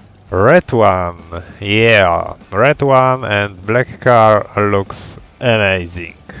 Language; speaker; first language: English; non-native, learner; Polish